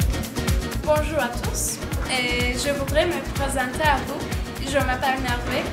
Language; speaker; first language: French; non-native, learner; Turkish